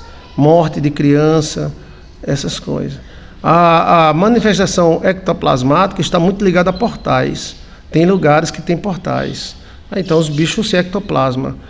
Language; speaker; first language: Portuguese; native; Portuguese